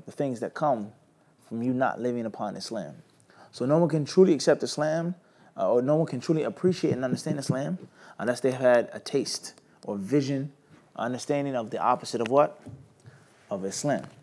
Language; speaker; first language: English; native; English